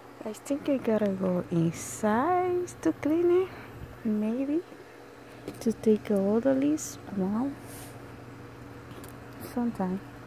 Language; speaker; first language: English; non-native, learner; Spanish